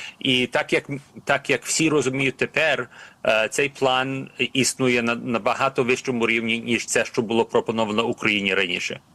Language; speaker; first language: Ukrainian; early bilingual, heritage; Ukrainian